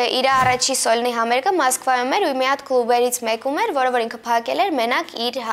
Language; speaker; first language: Armenian; early bilingual, heritage; Armenian